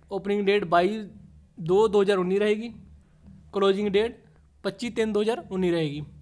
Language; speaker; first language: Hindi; non-native, local second language; Punjabi